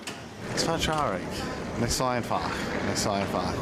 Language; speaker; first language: German; non-native, fluent; English